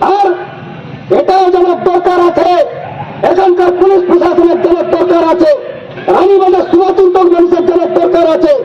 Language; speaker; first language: Bangla; non-native, local second language; Santali